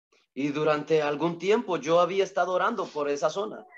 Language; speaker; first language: Spanish; native; Spanish